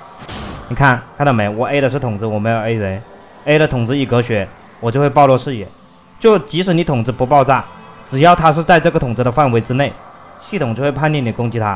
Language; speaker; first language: Chinese; native; Chinese